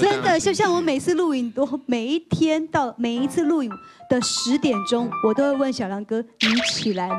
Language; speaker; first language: Chinese; native; Chinese